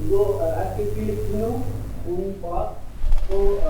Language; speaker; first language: German; non-native, learner; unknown